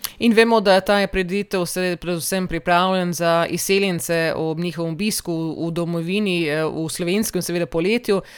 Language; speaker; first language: Slovenian; early bilingual, heritage; Slovenian